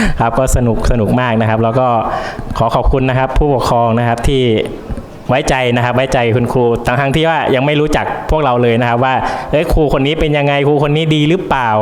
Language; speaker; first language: Thai; native; Thai